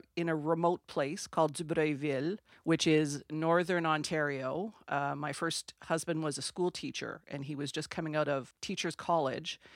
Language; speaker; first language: English; non-native, fluent; French